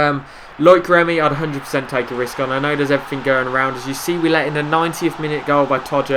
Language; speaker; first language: English; native; English